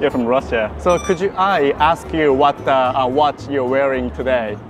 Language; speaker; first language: English; non-native, fluent; Japanese